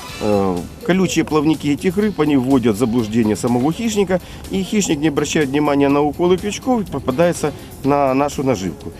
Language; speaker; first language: Russian; native; Russian